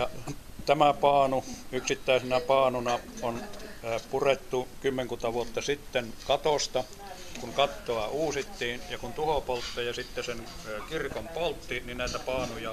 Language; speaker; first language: Finnish; native; Finnish